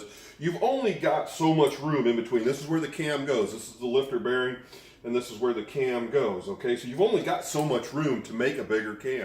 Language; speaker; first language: English; native; English